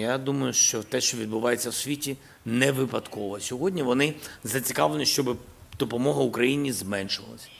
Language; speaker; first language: Ukrainian; non-native, local second language; Russian